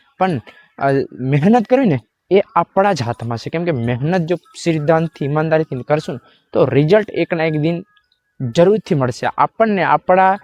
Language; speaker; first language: Gujarati; non-native, local second language; Rathawi